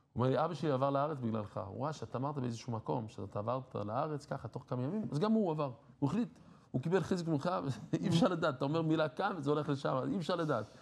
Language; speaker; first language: Hebrew; non-native, fluent; English